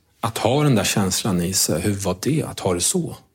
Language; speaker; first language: Swedish; native; Swedish